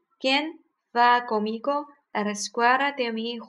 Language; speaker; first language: Spanish; non-native, learner; Chinese